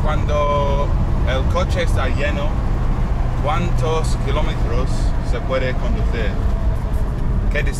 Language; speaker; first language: Spanish; non-native, learner; English